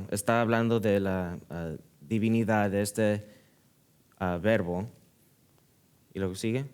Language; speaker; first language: Spanish; early bilingual, heritage; Spanish